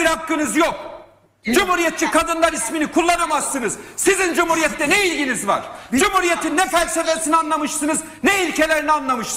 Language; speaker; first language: Turkish; native; Turkish